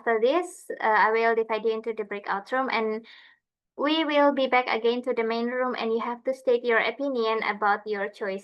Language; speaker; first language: English; non-native, fluent; Indonesian